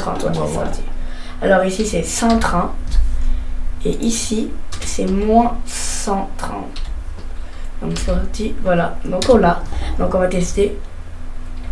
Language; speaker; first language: French; native; French